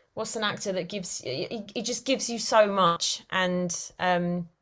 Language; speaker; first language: English; native; English